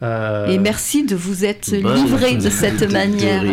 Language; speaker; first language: French; native; French